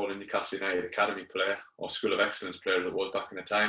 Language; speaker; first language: English; native; English